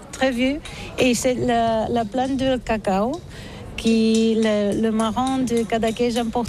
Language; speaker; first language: French; non-native, learner; Catalan